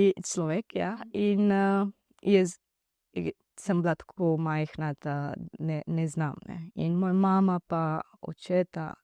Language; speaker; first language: Slovenian; non-native, learner; Divehi